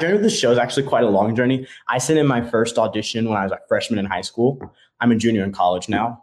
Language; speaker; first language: English; native; English